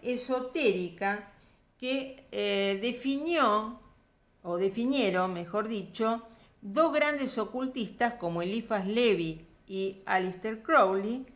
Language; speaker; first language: Spanish; native; Spanish